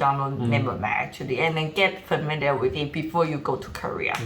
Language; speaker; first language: English; non-native, fluent; Chinese